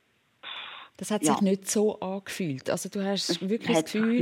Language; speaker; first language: German; native; German